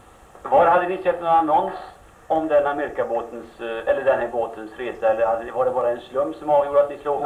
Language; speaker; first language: Swedish; native; Swedish